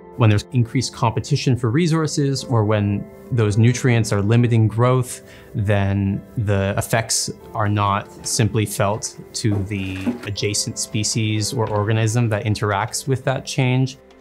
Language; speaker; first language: English; native; English